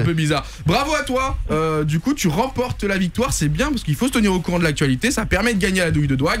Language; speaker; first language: French; native; French